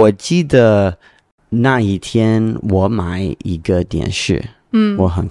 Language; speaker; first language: Chinese; non-native, learner; English